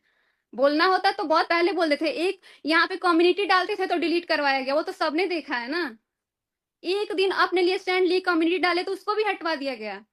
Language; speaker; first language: Hindi; native; Hindi